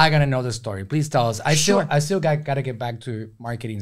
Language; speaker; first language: English; native; English